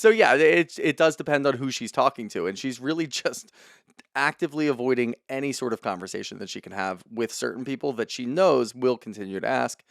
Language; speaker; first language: English; native; English